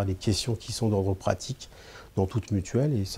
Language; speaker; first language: French; native; French